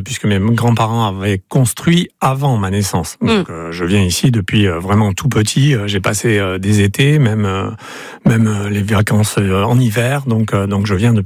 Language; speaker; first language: French; native; French